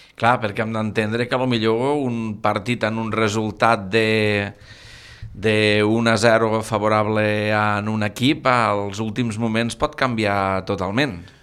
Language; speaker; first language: Catalan; native; Catalan